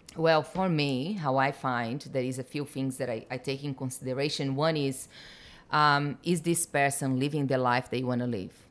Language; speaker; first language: English; non-native, fluent; Portuguese